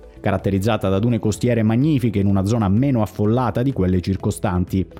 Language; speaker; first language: Italian; native; Italian